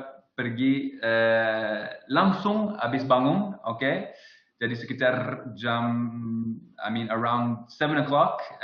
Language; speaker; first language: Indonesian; non-native, fluent; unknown